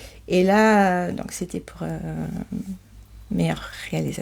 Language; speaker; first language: French; non-native, fluent; Portuguese